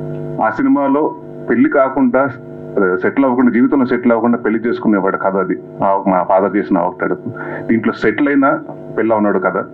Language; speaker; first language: Telugu; native; Telugu